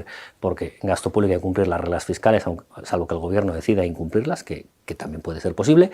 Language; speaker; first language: Spanish; native; Spanish